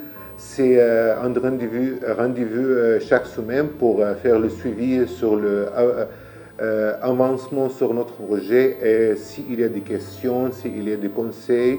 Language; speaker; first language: French; non-native, learner; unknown